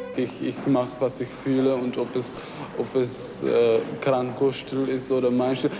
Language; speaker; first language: German; non-native, fluent; Czech